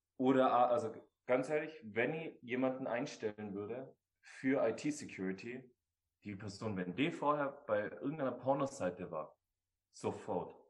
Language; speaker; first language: German; native; German